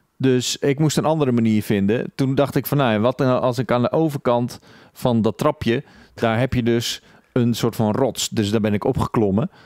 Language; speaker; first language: Dutch; native; Dutch